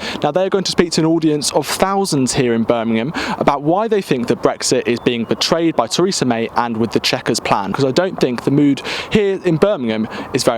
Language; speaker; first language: English; native; English